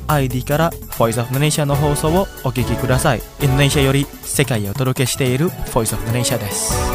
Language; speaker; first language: Japanese; non-native, fluent; Indonesian